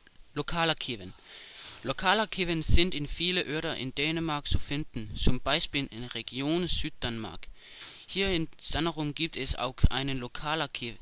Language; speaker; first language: German; non-native, learner; Danish